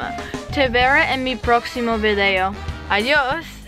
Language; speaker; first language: Spanish; non-native, learner; English